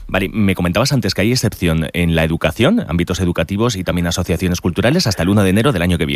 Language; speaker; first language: Spanish; native; Spanish